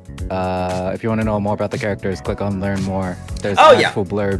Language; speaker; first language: English; native; English